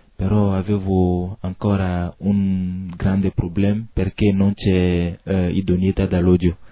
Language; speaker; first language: Italian; non-native, learner; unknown